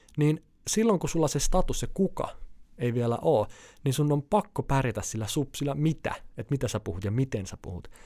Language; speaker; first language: Finnish; native; Finnish